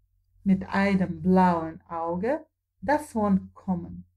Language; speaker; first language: German; non-native, fluent; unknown